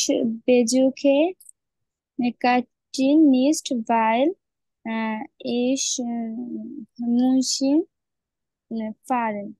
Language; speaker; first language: German; non-native, learner; Bangla